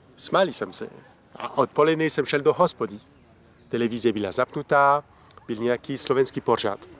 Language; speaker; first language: Czech; non-native, fluent; French